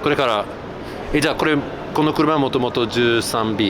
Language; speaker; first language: Japanese; non-native, fluent; English